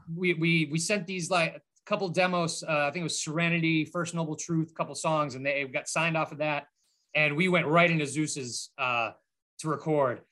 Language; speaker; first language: English; native; English